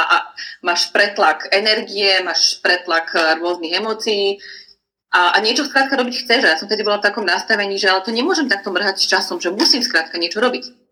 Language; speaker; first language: Slovak; non-native, fluent; Croatian